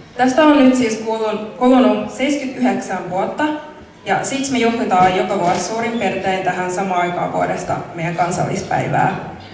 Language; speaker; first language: Finnish; early bilingual, other home language; Mon